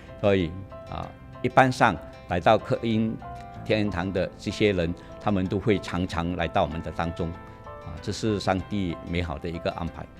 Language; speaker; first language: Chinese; non-native, local second language; Hakka Chinese